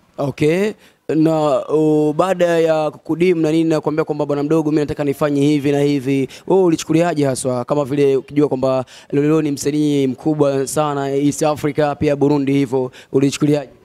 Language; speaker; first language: Swahili; native; Swahili